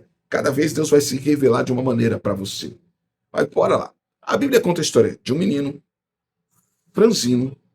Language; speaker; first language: Portuguese; native; Portuguese